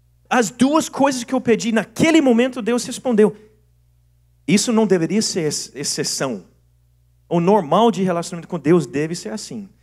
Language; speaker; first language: Portuguese; non-native, fluent; English